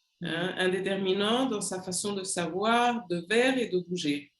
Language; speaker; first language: French; non-native, learner; Spanish